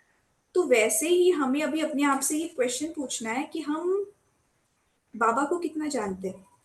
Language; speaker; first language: Hindi; native; Hindi